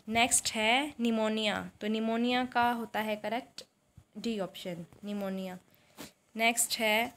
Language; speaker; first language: Hindi; native; Hindi